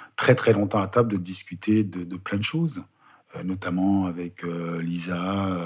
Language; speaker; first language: French; native; French